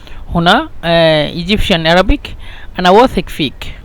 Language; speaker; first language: Arabic; non-native, fluent; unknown